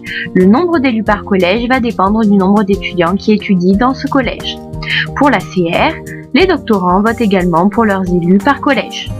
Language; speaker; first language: French; native; French